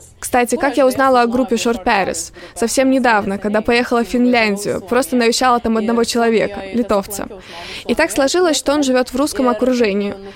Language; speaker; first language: Russian; non-native, local second language; Lithuanian